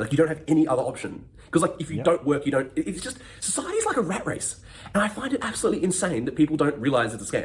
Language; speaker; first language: English; native; English